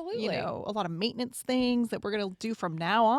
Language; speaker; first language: English; native; English